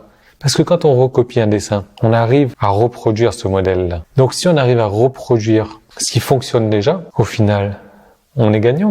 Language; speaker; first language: French; native; French